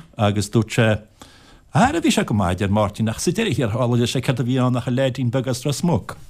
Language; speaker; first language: Irish; native; Irish